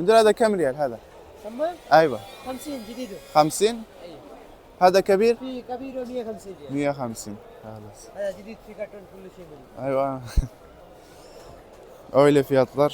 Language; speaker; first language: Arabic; non-native, learner; Turkish